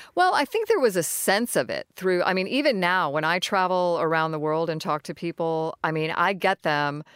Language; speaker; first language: English; native; English